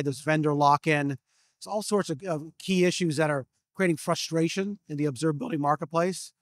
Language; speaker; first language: English; native; English